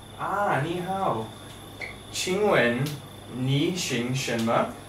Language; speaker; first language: Chinese; non-native, learner; English